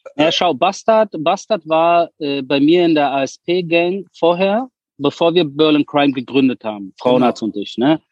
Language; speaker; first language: German; early bilingual, other home language; Persian